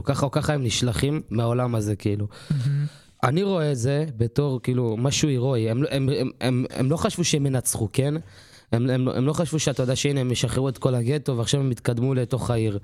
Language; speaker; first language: Hebrew; native; Hebrew